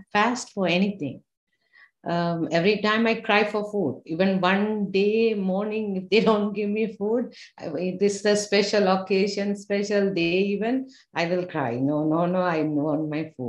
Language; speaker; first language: English; non-native, local second language; Tamil